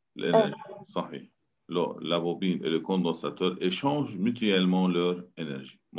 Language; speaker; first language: French; non-native, local second language; Arabic